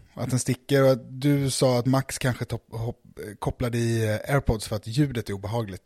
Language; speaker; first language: Swedish; native; Swedish